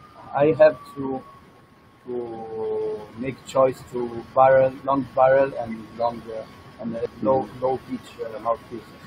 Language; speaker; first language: English; non-native, learner; Italian